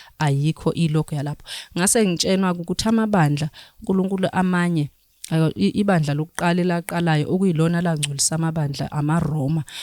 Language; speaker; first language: Zulu; native; Zulu